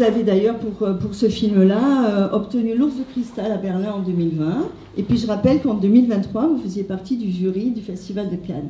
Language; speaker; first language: French; native; French